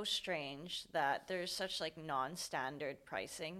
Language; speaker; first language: English; non-native, local second language; Cantonese